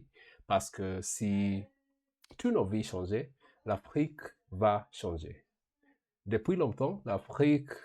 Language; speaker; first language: French; non-native, learner; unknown